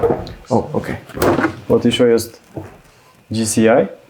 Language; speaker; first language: Russian; non-native, local second language; Uzbek